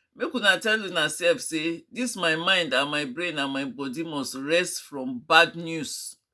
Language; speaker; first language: Nigerian Pidgin; non-native, local second language; Yoruba